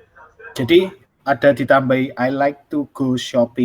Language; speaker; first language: English; non-native, fluent; Indonesian